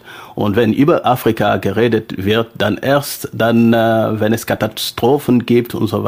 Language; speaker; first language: German; non-native, fluent; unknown